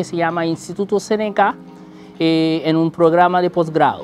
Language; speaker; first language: Spanish; non-native, fluent; Haitian Creole